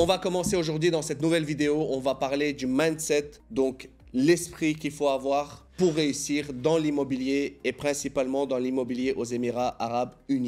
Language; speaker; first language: French; native; French